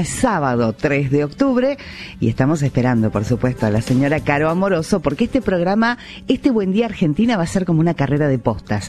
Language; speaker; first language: Spanish; native; Spanish